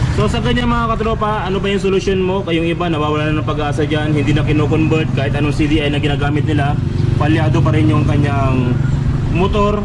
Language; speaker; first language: Filipino; non-native, local second language; Pangasinan